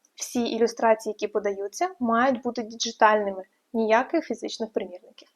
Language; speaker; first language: Ukrainian; native; Ukrainian